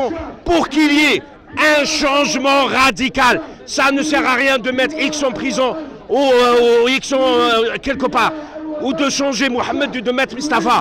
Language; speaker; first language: French; non-native, local second language; Arabic